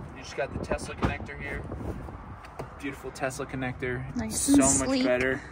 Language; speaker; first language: English; native; English